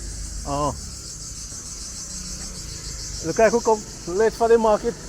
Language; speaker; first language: English; non-native, learner; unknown